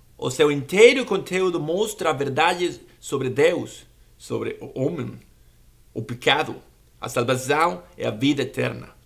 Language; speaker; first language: Portuguese; non-native, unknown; Spanish